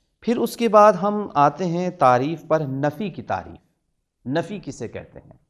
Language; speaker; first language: Urdu; native; Urdu